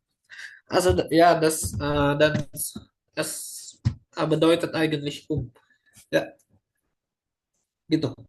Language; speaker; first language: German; non-native, learner; Indonesian